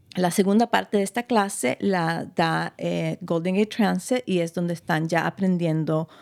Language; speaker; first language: Spanish; native; Spanish